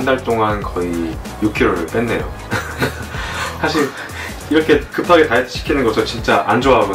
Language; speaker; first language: Korean; native; Korean